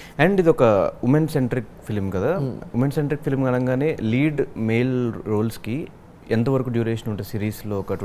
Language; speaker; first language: Telugu; native; Telugu